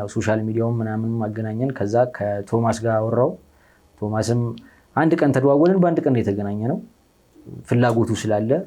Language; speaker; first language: Amharic; native; Amharic